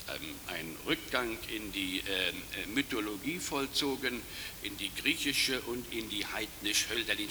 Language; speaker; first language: German; native; German